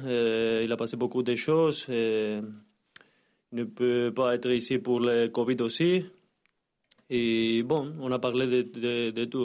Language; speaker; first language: French; non-native, learner; Spanish